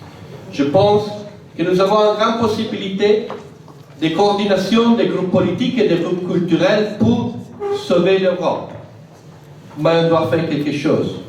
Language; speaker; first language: French; non-native, fluent; Italian